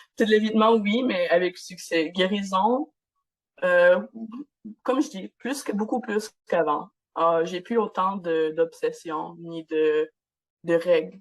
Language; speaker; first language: French; non-native, local second language; English